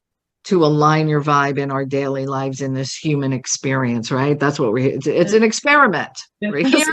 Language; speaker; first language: English; native; English